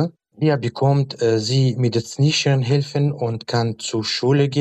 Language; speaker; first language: German; non-native, learner; Arabic